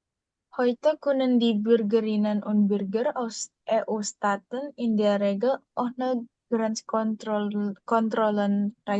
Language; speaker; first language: German; non-native, learner; Indonesian